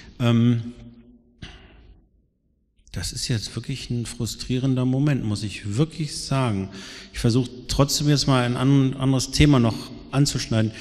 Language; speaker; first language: German; native; German